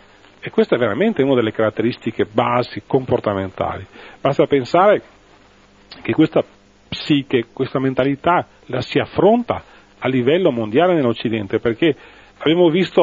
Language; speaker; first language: Italian; native; Italian